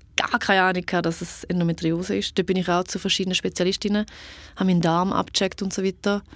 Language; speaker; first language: German; early bilingual, other home language; Albanian